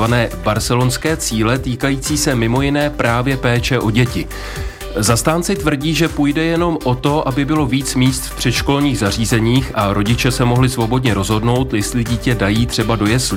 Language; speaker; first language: Czech; native; Czech